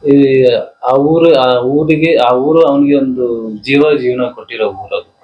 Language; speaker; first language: Kannada; native; Kannada